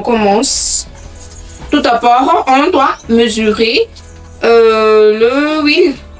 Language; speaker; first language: French; non-native, local second language; Malagasy